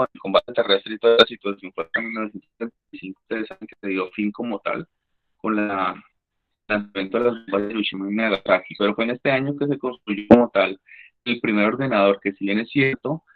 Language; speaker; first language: Spanish; native; Spanish